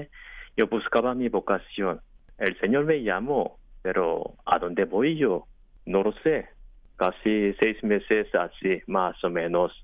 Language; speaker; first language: Spanish; non-native, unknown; Korean